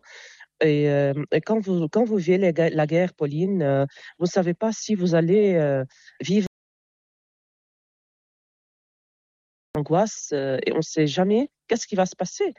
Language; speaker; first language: French; non-native, local second language; Arabic